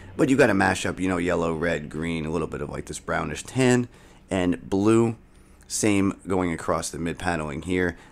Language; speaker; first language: English; native; English